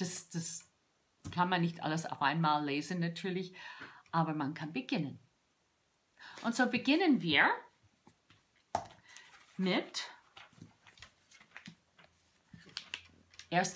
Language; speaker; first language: German; non-native, fluent; English